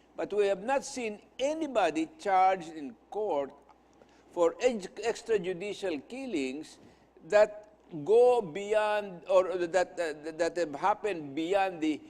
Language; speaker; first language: English; non-native, local second language; Filipino